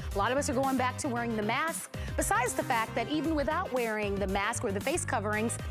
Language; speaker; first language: English; native; English